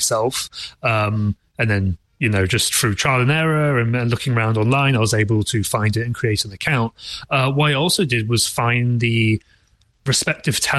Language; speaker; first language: English; native; English